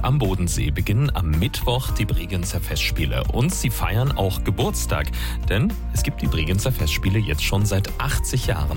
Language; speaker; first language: German; native; German